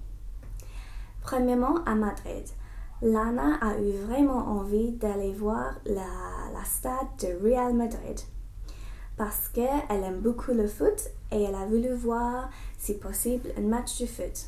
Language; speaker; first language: French; non-native, learner; English